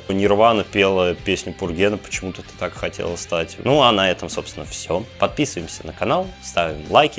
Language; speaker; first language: Russian; native; Russian